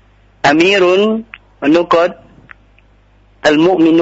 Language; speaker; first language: Arabic; non-native, learner; Indonesian